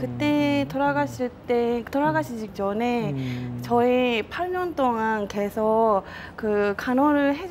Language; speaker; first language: Korean; non-native, fluent; Japanese